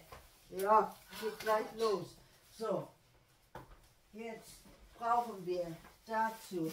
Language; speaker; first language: German; native; German